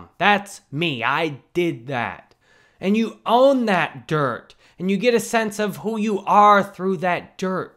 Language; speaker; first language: English; native; English